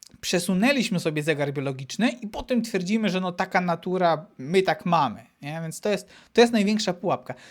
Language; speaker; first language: Polish; native; Polish